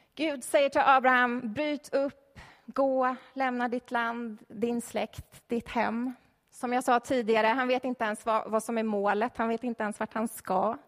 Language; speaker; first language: Swedish; native; Swedish